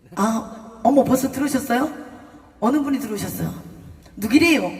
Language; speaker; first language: Korean; native; Korean